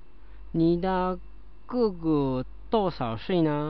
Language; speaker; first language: Chinese; non-native, learner; Japanese